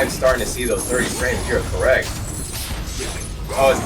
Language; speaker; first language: English; native; English